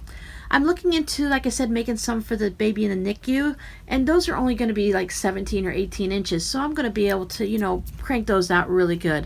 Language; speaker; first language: English; native; English